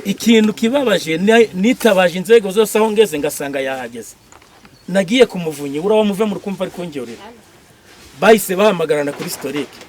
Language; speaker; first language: Kinyarwanda; native; Kinyarwanda